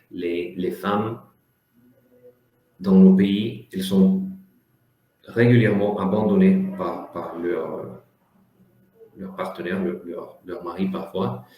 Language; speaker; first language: French; non-native, fluent; Spanish